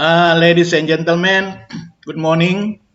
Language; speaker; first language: English; non-native, fluent; Indonesian